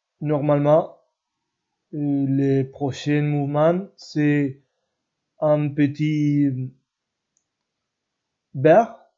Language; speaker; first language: French; non-native, learner; Spanish